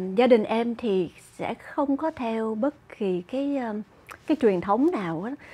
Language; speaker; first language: Vietnamese; native; Vietnamese